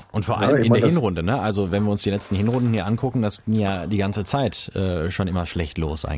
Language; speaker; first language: German; native; German